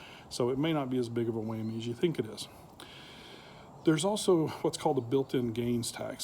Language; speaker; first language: English; native; English